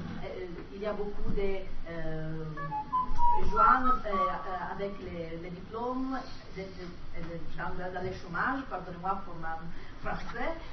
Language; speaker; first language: French; non-native, learner; Italian